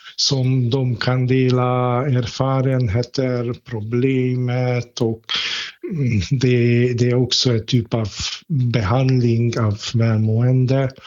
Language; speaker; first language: Swedish; non-native, fluent; Hungarian